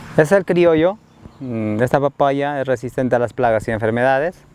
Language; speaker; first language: Spanish; native; Spanish